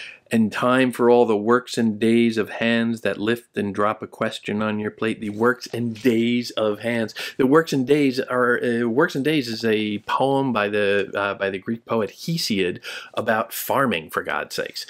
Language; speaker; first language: English; native; English